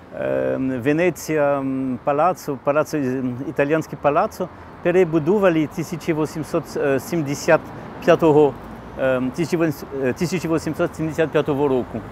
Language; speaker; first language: Ukrainian; non-native, learner; French